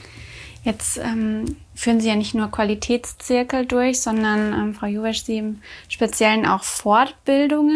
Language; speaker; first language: German; native; German